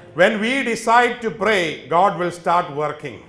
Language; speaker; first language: English; non-native, local second language; Malayalam